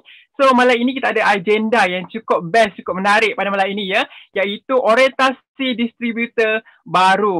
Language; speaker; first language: Malay; native; Malay